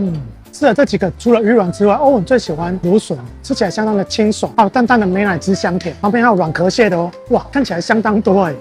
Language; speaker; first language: Chinese; native; Chinese